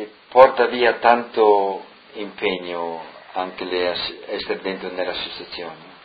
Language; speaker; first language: Italian; non-native, local second language; Friulian